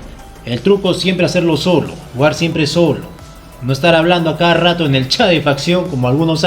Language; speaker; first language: Spanish; native; Spanish